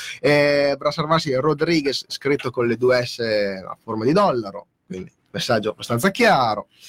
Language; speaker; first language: Italian; native; Italian